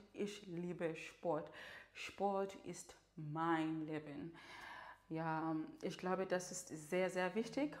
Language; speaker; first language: German; non-native, learner; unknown